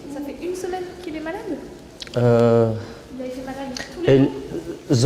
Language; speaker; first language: French; non-native, fluent; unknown